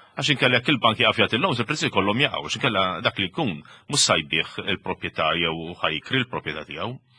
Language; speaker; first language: Maltese; native; Maltese